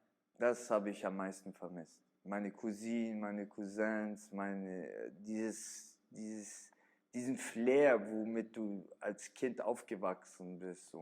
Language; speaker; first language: German; early bilingual, other home language; Italian